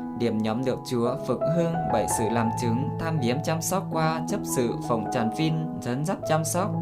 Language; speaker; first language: Vietnamese; non-native, local second language; Iu Mien